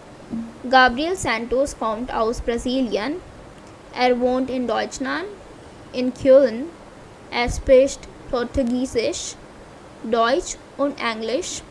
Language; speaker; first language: German; non-native, fluent; Hindi